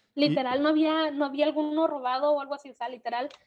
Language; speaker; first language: Spanish; native; Spanish